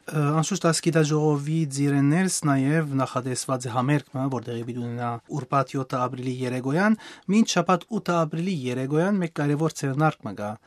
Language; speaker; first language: Armenian; native; Armenian